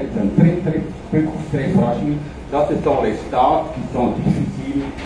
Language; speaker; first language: French; non-native, fluent; German